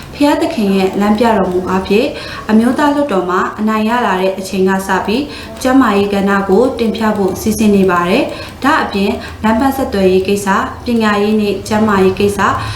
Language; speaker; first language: Burmese; non-native, local second language; Hakha Chin